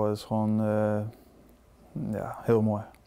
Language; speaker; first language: Dutch; non-native, fluent; Danish